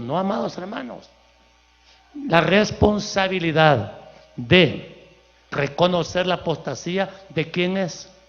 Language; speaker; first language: Spanish; native; Spanish